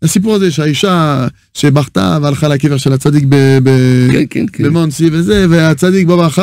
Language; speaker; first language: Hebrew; non-native, fluent; French